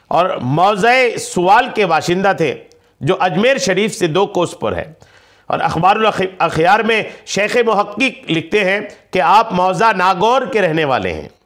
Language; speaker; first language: Urdu; native; Urdu